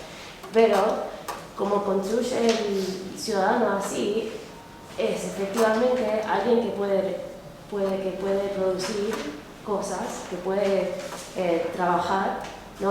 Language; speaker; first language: Spanish; non-native, fluent; English